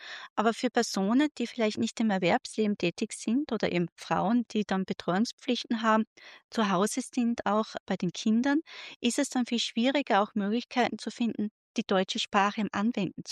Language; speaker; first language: German; native; German